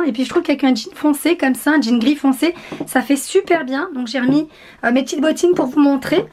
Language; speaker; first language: French; native; French